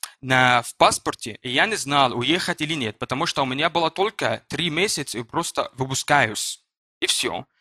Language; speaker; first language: Russian; non-native, learner; Arabic